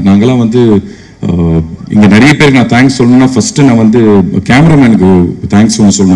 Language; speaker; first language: Tamil; native; Tamil